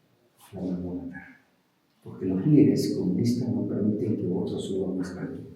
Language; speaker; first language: Spanish; native; Spanish